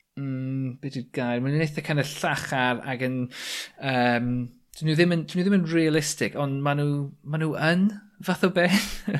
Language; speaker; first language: Welsh; native; Welsh